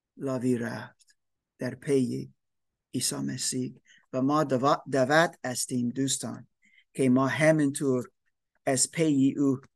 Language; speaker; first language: Persian; non-native, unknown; German